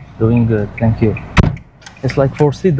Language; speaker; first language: English; non-native, local second language; Arabic